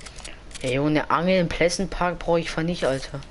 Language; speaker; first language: German; native; German